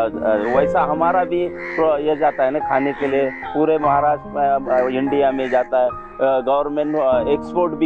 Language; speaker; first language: Hindi; non-native, local second language; Marathi